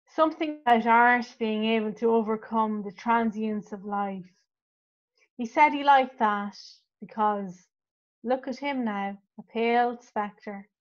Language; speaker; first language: English; native; English